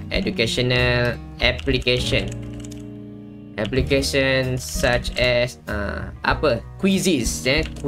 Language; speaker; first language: English; non-native, local second language; Malay